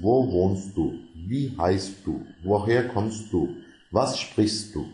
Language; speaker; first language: German; non-native, fluent; Turkish